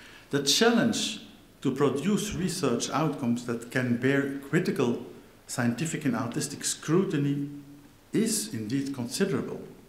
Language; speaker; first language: English; non-native, fluent; Dutch